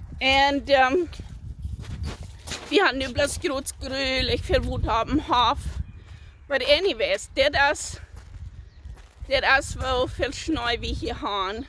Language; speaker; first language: German; early bilingual, heritage; German